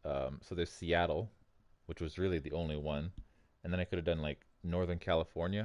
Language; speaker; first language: English; native; English